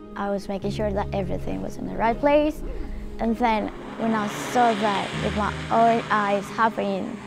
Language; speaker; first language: English; non-native, fluent; Spanish